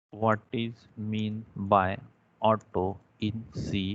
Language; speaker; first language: Hindi; non-native, local second language; Marathi